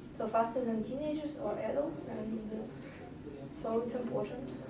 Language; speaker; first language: English; non-native, learner; Russian